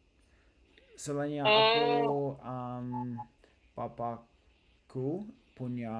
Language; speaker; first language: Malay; non-native, learner; English